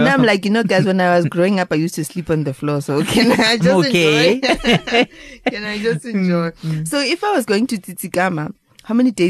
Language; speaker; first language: English; non-native, local second language; Xhosa